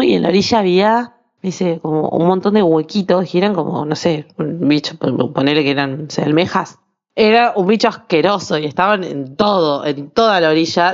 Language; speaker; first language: Spanish; native; Spanish